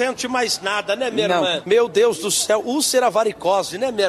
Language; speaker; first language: Portuguese; native; Portuguese